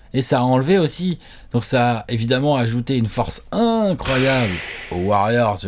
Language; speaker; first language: French; native; French